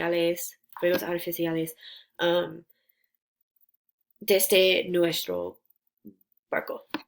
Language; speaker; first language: Spanish; non-native, learner; English